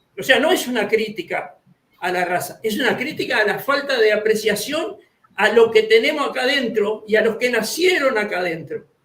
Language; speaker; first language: Spanish; native; Spanish